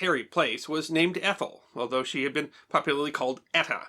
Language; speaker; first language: English; native; English